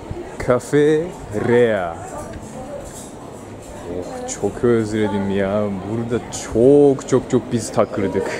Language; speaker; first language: Turkish; non-native, fluent; Japanese